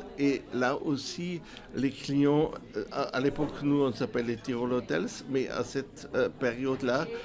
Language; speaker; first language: French; non-native, fluent; German